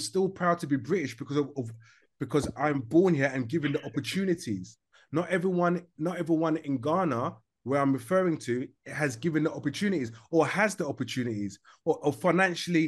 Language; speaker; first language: English; native; English